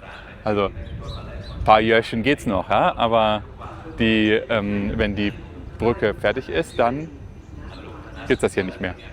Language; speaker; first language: German; native; German